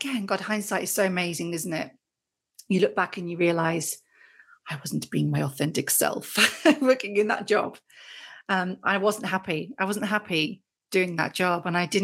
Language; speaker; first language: English; native; English